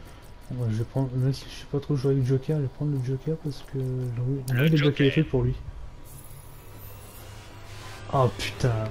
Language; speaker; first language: French; native; French